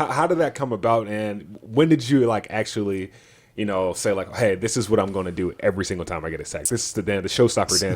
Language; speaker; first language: English; native; English